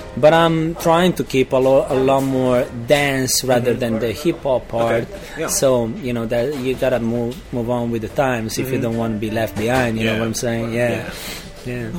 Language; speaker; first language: English; non-native, fluent; Italian